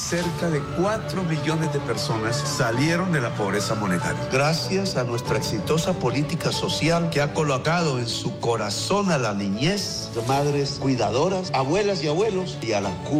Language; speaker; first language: Spanish; native; Spanish